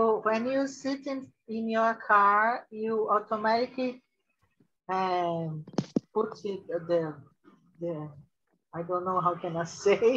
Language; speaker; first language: English; non-native, learner; Portuguese